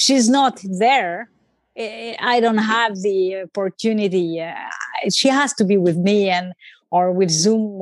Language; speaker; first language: English; non-native, learner; French